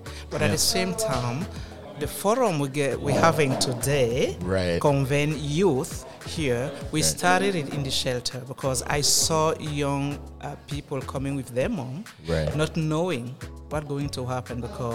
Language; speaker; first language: English; non-native, local second language; French